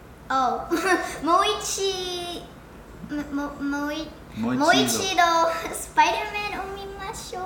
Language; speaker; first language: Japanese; non-native, learner; English